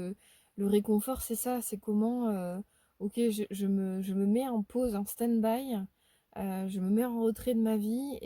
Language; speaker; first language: French; native; French